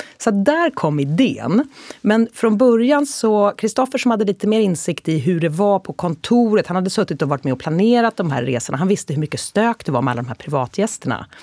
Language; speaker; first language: Swedish; native; Swedish